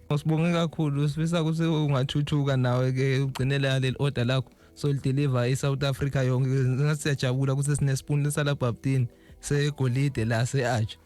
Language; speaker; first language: Zulu; native; Zulu